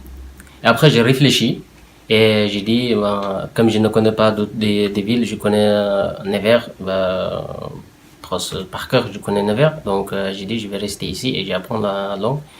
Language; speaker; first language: French; non-native, learner; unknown